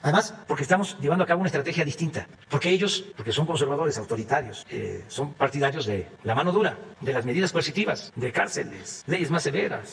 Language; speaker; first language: Spanish; native; Spanish